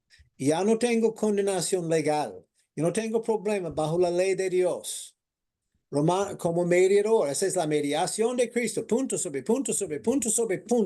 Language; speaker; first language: Spanish; non-native, fluent; English